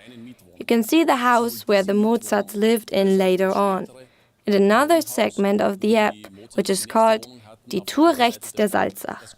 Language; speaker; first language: English; non-native, fluent; German